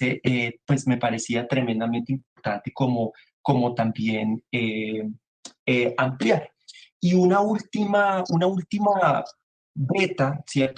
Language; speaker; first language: Spanish; native; Spanish